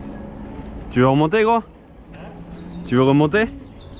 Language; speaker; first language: French; native; French